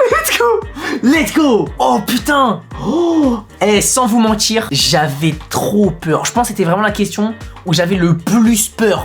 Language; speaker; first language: French; native; French